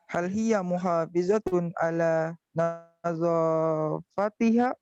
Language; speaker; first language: Arabic; non-native, learner; Indonesian